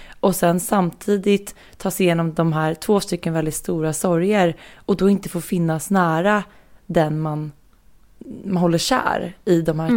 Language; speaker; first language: Swedish; native; Swedish